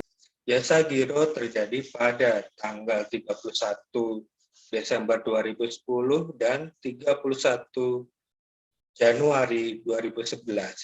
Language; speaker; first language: Indonesian; native; Indonesian